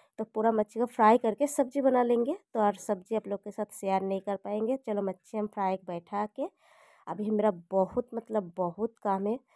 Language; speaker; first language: Hindi; non-native, local second language; Bangla